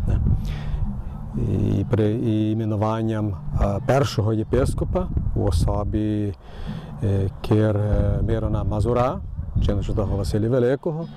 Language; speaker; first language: Ukrainian; early bilingual, heritage; Ukrainian